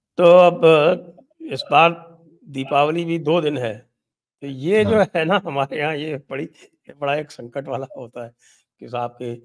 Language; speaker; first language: Hindi; native; Hindi